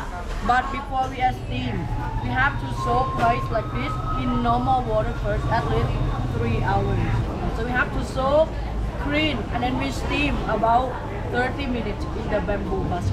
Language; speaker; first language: English; non-native, fluent; Thai